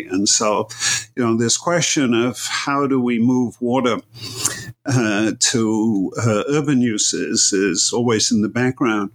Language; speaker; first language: English; native; English